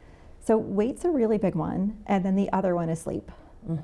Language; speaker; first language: English; native; English